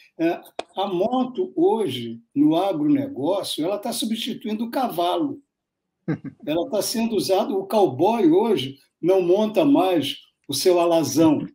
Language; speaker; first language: Portuguese; native; Portuguese